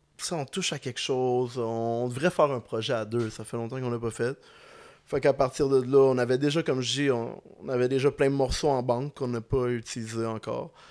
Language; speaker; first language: French; native; French